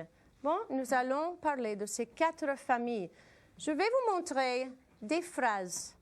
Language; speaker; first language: French; non-native, fluent; English